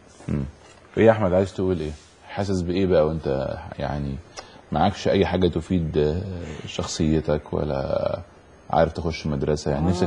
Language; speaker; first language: Arabic; native; Arabic